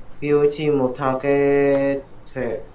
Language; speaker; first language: Korean; non-native, learner; Vietnamese